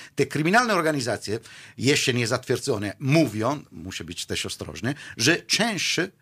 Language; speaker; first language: Polish; non-native, fluent; Italian